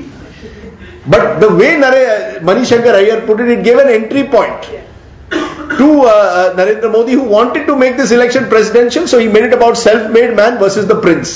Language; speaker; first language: English; non-native, local second language; Marathi